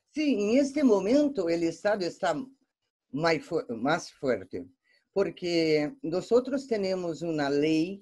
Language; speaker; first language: Spanish; non-native, fluent; Portuguese